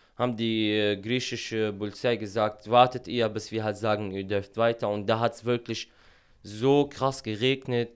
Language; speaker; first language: German; non-native, fluent; Arabic